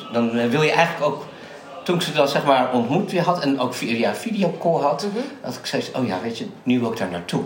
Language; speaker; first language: Dutch; native; Dutch